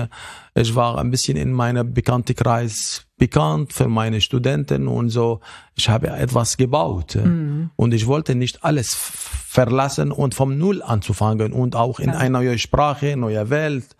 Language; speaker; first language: German; non-native, fluent; Arabic